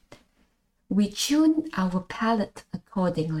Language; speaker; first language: English; non-native, local second language; Malay